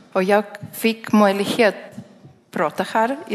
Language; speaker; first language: Swedish; non-native, learner; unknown